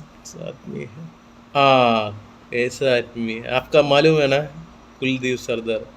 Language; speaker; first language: Hindi; non-native, local second language; Malayalam